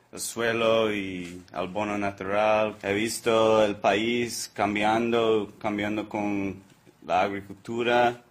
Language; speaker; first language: Spanish; non-native, learner; English